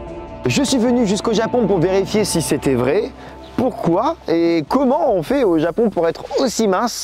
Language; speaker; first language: French; native; French